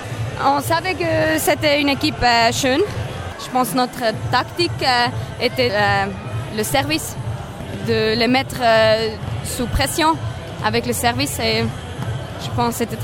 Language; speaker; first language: French; non-native, local second language; German